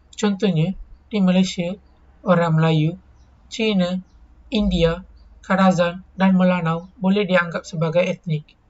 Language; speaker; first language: Malay; non-native, local second language; Tamil